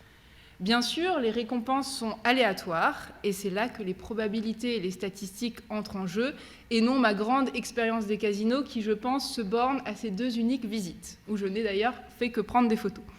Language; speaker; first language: French; native; French